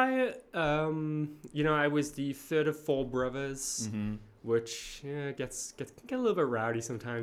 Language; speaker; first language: English; native; English